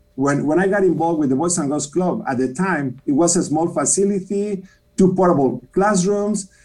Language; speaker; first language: English; non-native, fluent; Spanish